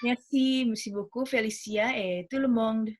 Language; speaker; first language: French; non-native, learner; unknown